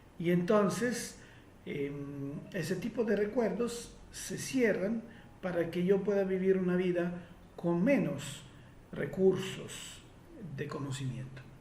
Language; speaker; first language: Spanish; non-native, fluent; Italian